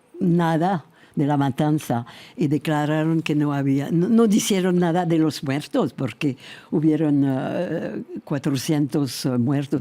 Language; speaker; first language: Spanish; non-native, fluent; French